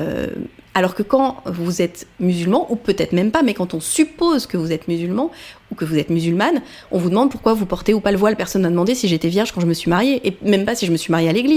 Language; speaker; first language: French; native; French